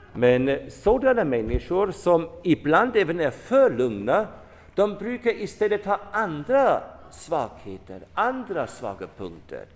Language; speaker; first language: Swedish; non-native, fluent; German